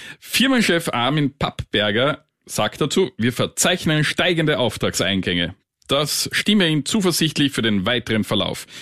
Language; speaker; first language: German; native; German